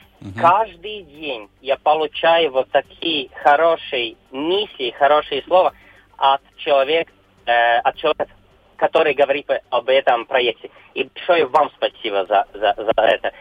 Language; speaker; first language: Russian; non-native, local second language; Latvian